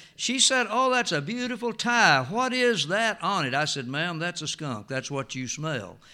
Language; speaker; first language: English; native; English